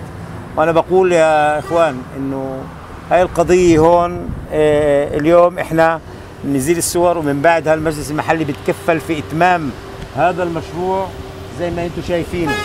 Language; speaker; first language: Arabic; native; Arabic